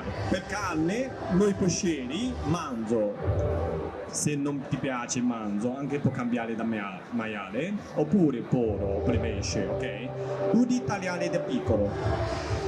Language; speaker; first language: Italian; non-native, learner; Chinese